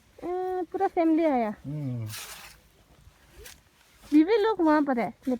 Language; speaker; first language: Hindi; non-native, local second language; Tibetan